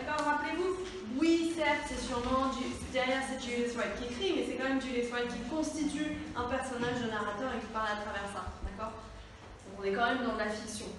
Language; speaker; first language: French; native; French